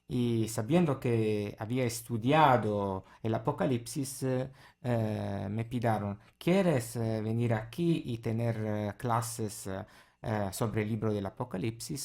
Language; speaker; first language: Spanish; non-native, fluent; Italian